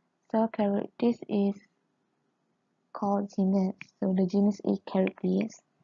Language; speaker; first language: English; non-native, local second language; Malay